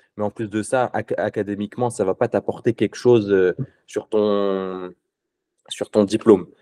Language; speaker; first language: French; non-native, local second language; Arabic